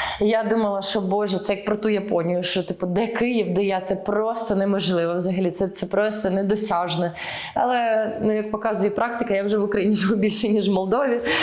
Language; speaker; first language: Ukrainian; early bilingual, heritage; Ukrainian